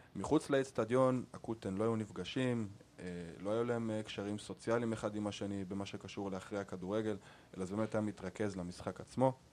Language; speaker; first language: Hebrew; native; Hebrew